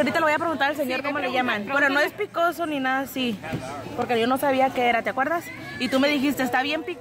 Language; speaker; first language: Spanish; native; Spanish